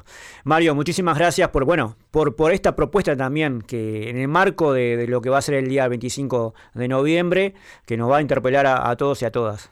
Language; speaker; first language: Spanish; native; Spanish